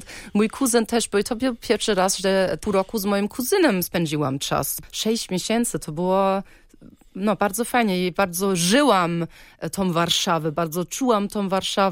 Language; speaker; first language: Polish; early bilingual, heritage; Polish